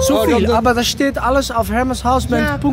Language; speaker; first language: German; non-native, learner; Dutch